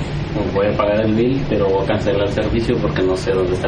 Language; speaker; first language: Spanish; native; Spanish